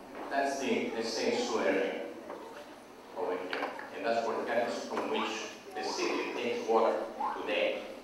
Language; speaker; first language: English; non-native, fluent; Greek